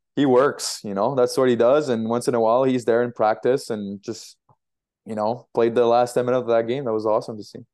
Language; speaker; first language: English; native; English